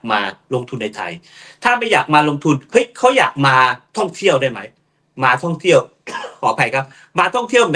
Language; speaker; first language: Thai; native; Thai